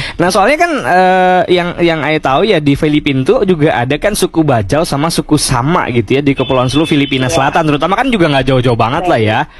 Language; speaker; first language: Indonesian; native; Indonesian